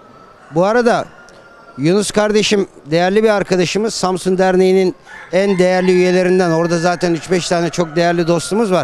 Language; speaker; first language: Turkish; native; Turkish